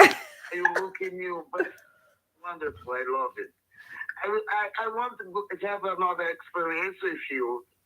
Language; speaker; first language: English; non-native, learner; Portuguese